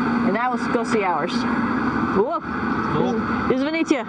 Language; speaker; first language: English; native; English